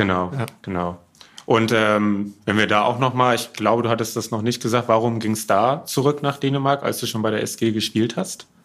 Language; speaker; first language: German; native; German